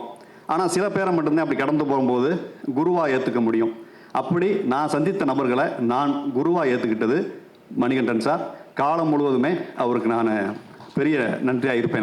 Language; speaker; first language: Tamil; native; Tamil